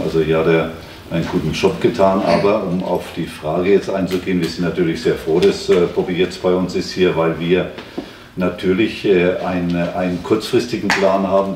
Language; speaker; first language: German; native; German